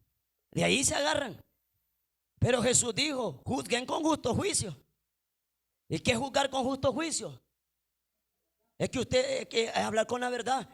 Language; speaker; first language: Spanish; native; Spanish